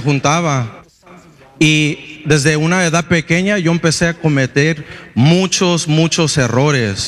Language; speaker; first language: Spanish; early bilingual, heritage; Spanish